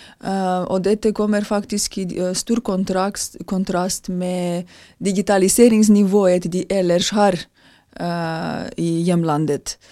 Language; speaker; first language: Norwegian; non-native, fluent; Romanian